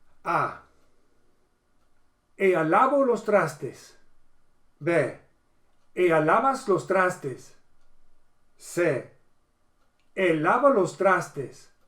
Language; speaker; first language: Spanish; non-native, fluent; English